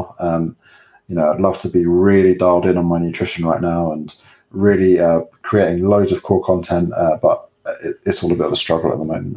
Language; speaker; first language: English; native; English